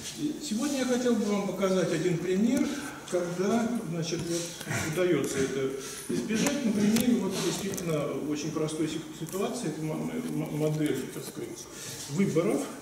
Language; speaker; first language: Russian; native; Russian